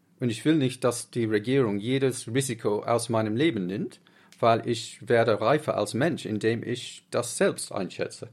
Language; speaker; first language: German; non-native, fluent; English